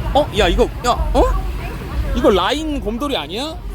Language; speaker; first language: Korean; native; Korean